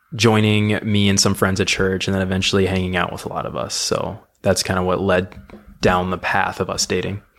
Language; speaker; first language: English; native; English